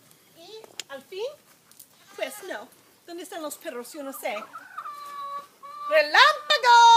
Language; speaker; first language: Spanish; non-native, learner; English